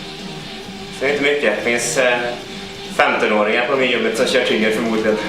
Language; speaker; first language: Swedish; native; Swedish